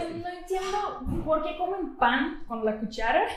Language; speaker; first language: Spanish; non-native, fluent; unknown